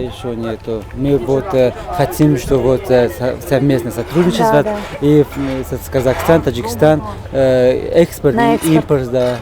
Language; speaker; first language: Russian; non-native, fluent; Tajik